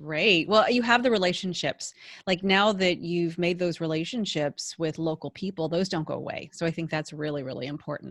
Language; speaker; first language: English; native; English